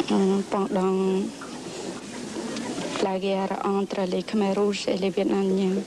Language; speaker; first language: French; non-native, local second language; Khmer